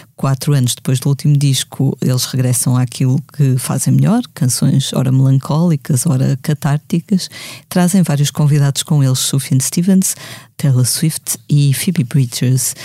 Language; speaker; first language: Portuguese; native; Portuguese